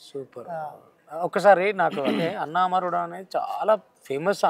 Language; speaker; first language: Telugu; native; Telugu